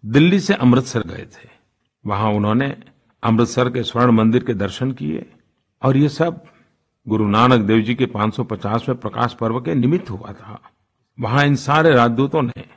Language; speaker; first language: Hindi; non-native, local second language; Gujarati